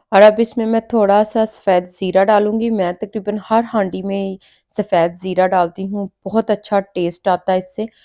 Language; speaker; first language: Urdu; native; Urdu